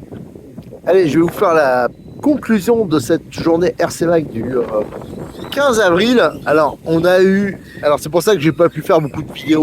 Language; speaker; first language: French; native; French